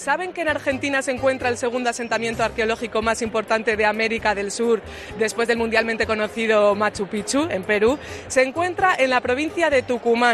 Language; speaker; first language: Spanish; native; Spanish